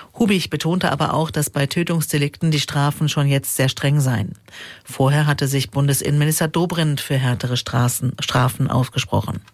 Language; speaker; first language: German; native; German